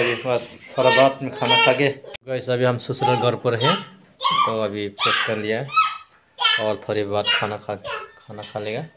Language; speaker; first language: Hindi; non-native, local second language; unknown